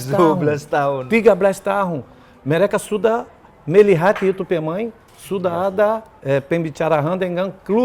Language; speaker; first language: Indonesian; non-native, fluent; Portuguese